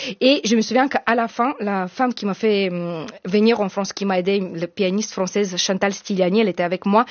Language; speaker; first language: French; non-native, fluent; Bulgarian